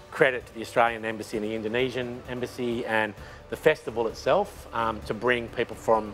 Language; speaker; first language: English; native; English